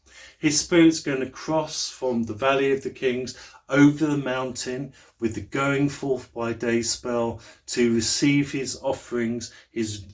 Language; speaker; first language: English; native; English